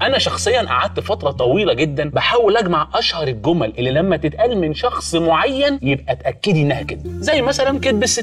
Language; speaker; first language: Arabic; native; Arabic